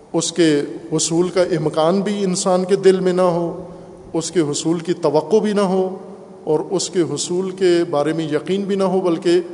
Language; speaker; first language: Urdu; non-native, local second language; Punjabi